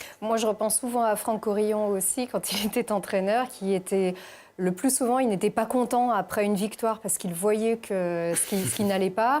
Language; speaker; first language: French; native; French